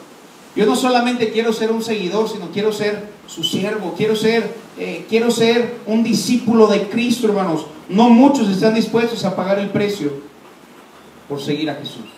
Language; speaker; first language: Spanish; native; Spanish